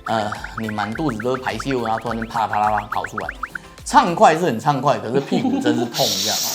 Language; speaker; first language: Chinese; native; Chinese